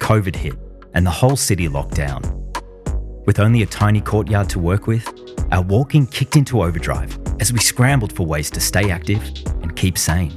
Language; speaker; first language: English; native; English